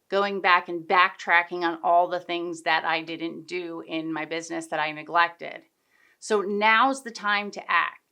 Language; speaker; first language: English; native; English